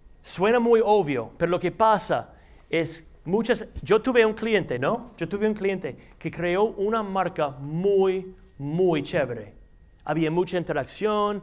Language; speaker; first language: Spanish; non-native, fluent; English